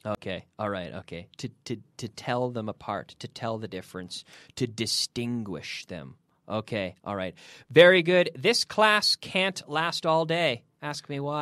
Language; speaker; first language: English; native; English